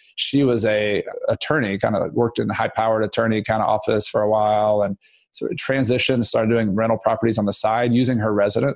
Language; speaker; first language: English; native; English